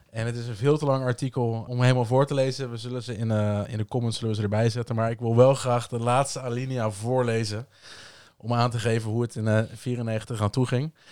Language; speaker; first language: Dutch; native; Dutch